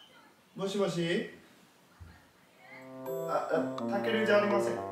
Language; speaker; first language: Japanese; non-native, learner; English